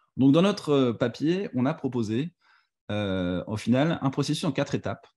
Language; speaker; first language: French; native; French